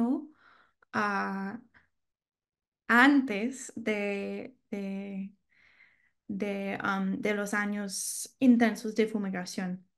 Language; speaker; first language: Spanish; non-native, learner; English